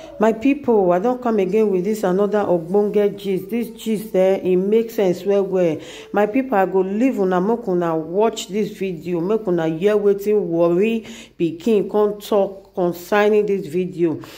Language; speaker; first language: Nigerian Pidgin; native; Nigerian Pidgin